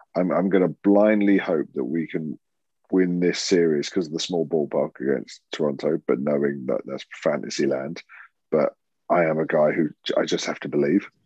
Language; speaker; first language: English; native; English